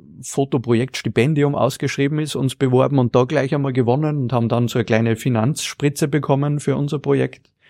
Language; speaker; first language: German; native; German